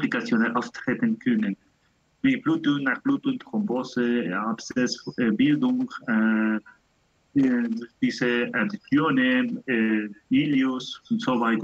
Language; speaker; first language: German; non-native, learner; Spanish